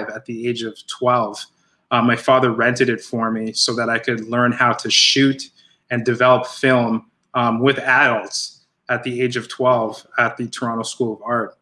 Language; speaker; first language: English; native; English